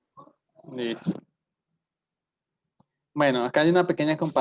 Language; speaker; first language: Spanish; native; Spanish